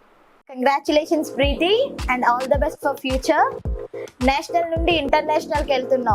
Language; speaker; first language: Telugu; native; Telugu